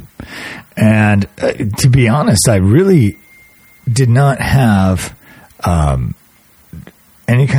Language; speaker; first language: English; native; English